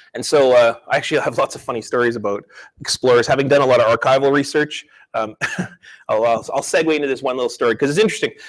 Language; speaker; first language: English; native; English